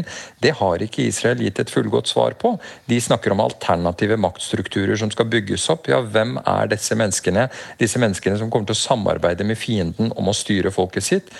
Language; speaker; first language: Norwegian; native; Norwegian